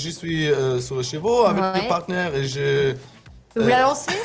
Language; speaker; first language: French; non-native, learner; German